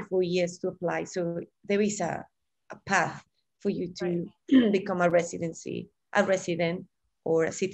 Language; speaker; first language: English; non-native, fluent; Spanish